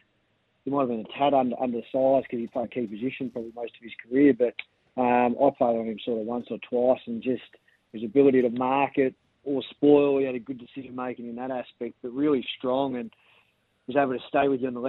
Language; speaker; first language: English; native; English